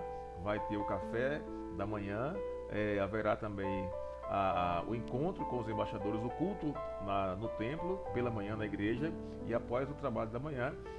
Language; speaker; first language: Portuguese; native; Portuguese